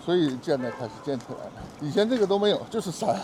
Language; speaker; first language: Chinese; native; Chinese